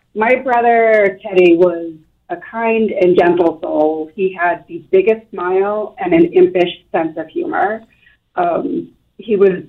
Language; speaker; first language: English; native; English